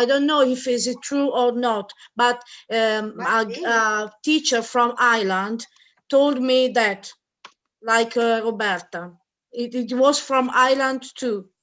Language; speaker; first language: English; non-native, learner; Italian